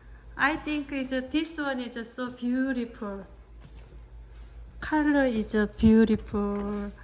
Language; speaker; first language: English; non-native, learner; Korean